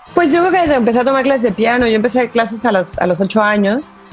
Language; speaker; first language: Spanish; native; Spanish